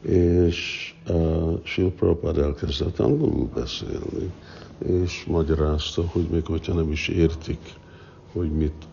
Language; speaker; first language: Hungarian; early bilingual, heritage; Hungarian